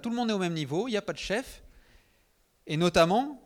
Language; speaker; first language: French; native; French